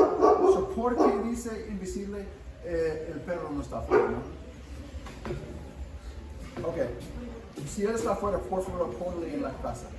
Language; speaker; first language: Spanish; non-native, fluent; English